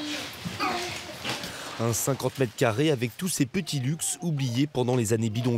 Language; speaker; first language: French; native; French